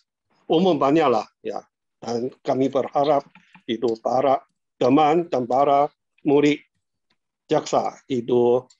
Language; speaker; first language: Indonesian; non-native, fluent; Chinese